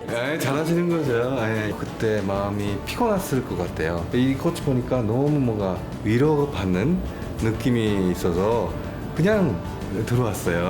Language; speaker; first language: Korean; non-native, fluent; Japanese